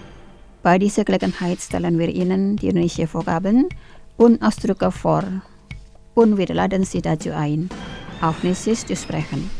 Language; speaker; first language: German; non-native, fluent; Indonesian